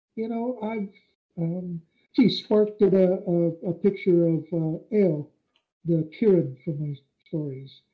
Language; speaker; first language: English; native; English